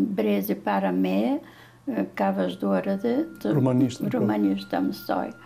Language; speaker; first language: Albanian; early bilingual, other home language; Bulgarian